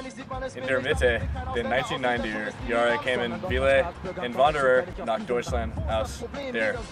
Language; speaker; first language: German; non-native, learner; English